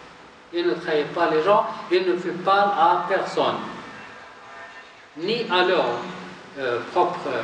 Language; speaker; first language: French; non-native, local second language; Arabic